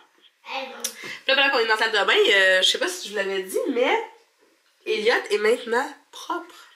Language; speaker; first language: French; native; French